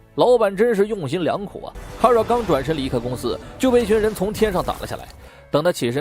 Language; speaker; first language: Chinese; native; Chinese